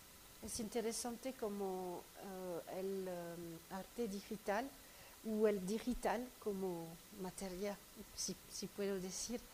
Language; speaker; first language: Spanish; non-native, fluent; French